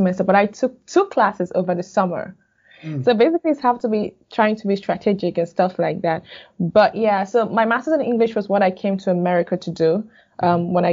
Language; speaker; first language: English; non-native, local second language; Igbo